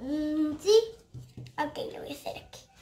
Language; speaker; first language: Spanish; early bilingual, heritage; Spanish